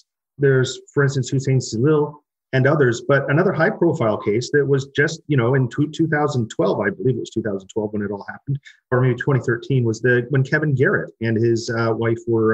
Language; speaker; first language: English; native; English